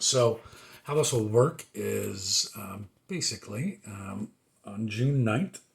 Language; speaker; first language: English; native; English